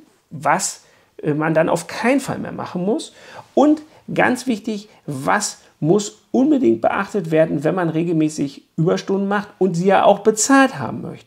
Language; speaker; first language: German; native; German